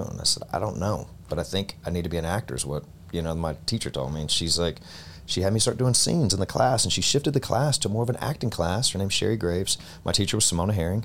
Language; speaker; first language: English; native; English